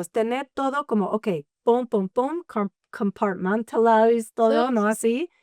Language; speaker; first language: Spanish; early bilingual, heritage; English